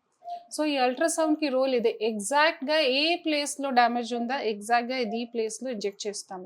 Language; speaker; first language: Telugu; non-native, fluent; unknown